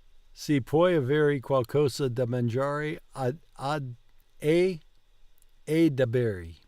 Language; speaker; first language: Italian; non-native, learner; English